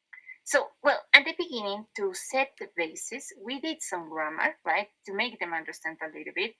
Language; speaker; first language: English; non-native, fluent; Spanish